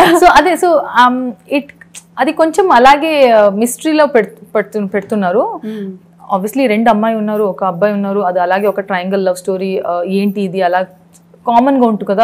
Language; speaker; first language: Telugu; non-native, learner; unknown